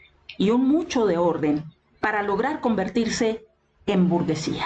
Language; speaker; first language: Spanish; native; Spanish